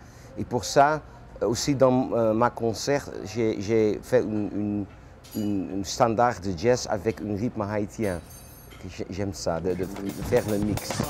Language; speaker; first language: French; non-native, learner; Dutch